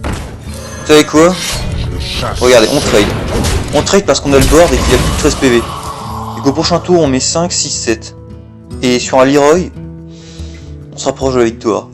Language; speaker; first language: French; native; French